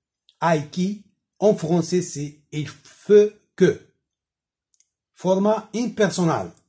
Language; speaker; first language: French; non-native, local second language; Arabic